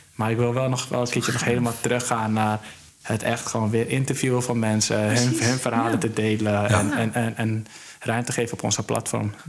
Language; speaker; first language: Dutch; early bilingual, other home language; Somali